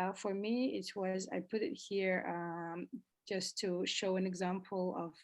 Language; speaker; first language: English; non-native, fluent; Georgian